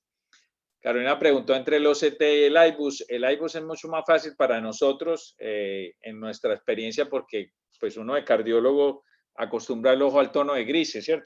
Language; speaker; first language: Spanish; native; Spanish